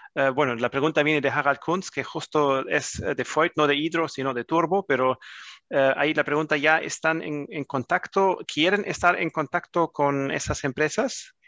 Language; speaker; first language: Spanish; non-native, fluent; German